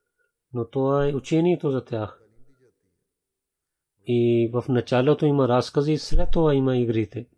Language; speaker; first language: Bulgarian; non-native, learner; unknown